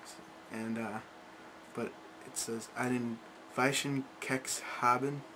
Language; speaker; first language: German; non-native, learner; English